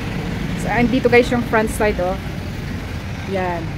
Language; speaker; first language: Filipino; native; Filipino